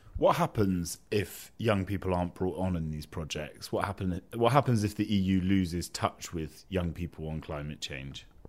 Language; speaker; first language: English; native; English